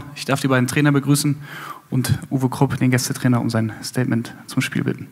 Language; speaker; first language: German; native; German